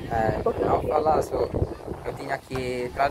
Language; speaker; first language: Portuguese; non-native, fluent; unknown